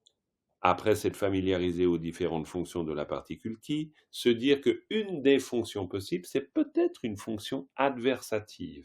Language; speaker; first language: French; native; French